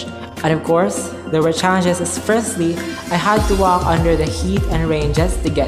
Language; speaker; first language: English; non-native, local second language; Cebuano